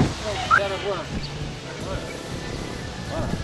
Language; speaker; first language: French; non-native, learner; Indonesian